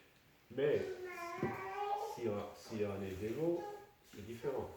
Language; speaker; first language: French; non-native, fluent; Danish